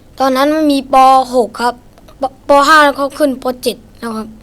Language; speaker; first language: Thai; non-native, learner; Shan